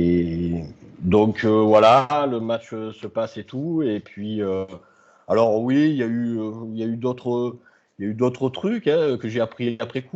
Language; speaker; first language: French; native; French